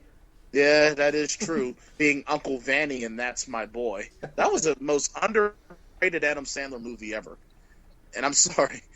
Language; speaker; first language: English; native; English